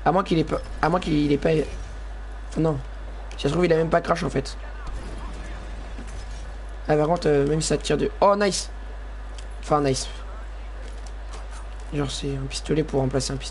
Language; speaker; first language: French; native; French